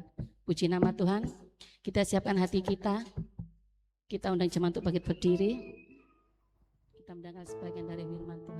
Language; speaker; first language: Indonesian; native; Indonesian